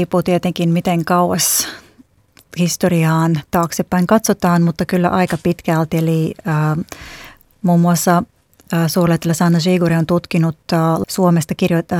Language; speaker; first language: Finnish; non-native, fluent; Latvian